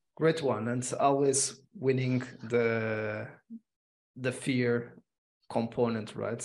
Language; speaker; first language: English; non-native, fluent; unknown